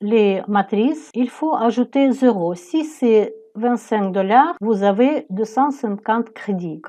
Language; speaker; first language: French; non-native, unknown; Ukrainian